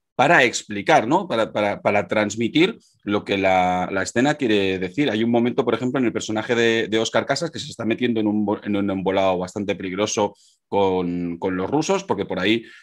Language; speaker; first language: Spanish; native; Spanish